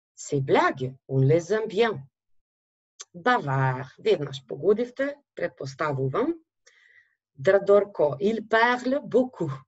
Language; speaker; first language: French; non-native, fluent; Macedonian